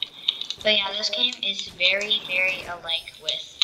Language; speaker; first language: English; native; English